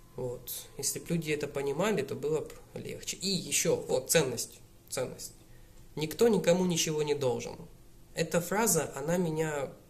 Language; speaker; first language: Russian; native; Russian